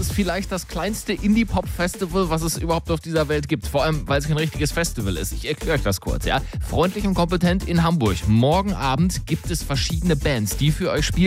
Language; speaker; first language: German; native; German